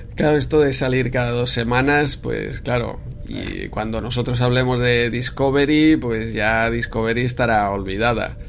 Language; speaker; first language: Spanish; native; Spanish